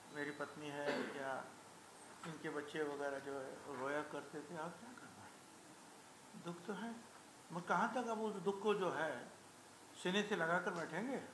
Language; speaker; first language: Hindi; non-native, local second language; Marathi